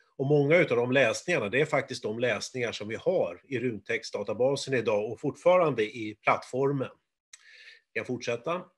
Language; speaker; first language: Swedish; native; Swedish